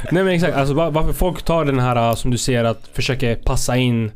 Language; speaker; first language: Swedish; non-native, fluent; Spanish